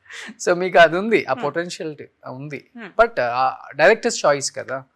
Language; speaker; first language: Telugu; native; Telugu